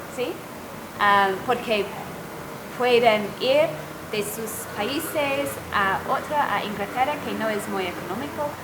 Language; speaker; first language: Spanish; non-native, fluent; English